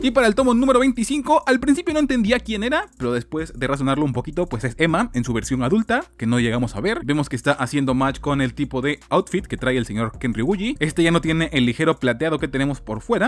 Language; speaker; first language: Spanish; native; Spanish